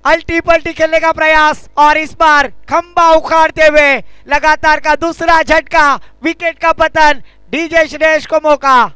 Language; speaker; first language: Hindi; non-native, local second language; Marathi